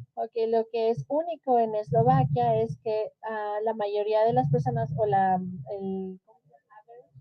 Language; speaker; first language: Spanish; native; Spanish